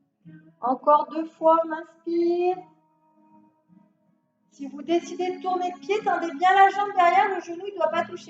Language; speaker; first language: French; native; French